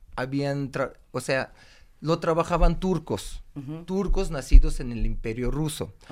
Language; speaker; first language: Spanish; non-native, fluent; Uzbek